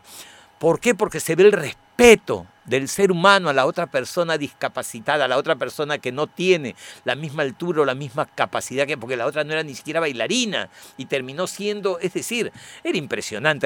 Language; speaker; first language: Spanish; native; Spanish